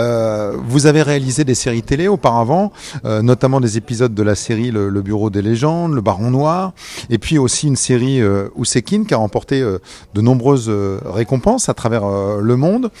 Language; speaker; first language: French; native; French